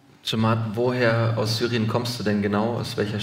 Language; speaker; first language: German; native; German